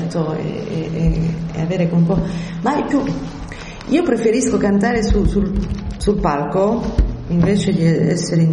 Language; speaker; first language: Italian; early bilingual, heritage; French